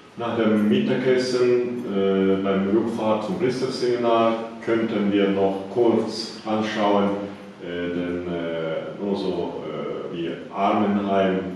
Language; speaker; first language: German; non-native, learner; Polish